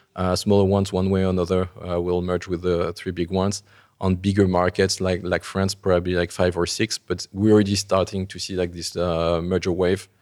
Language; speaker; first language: English; non-native, fluent; French